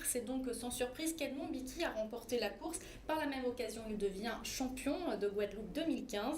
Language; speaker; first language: French; native; French